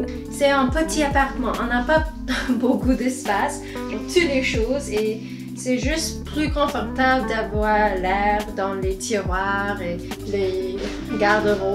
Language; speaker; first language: French; non-native, learner; English